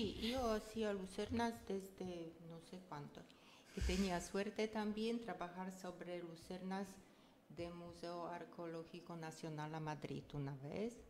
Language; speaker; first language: Spanish; non-native, fluent; Polish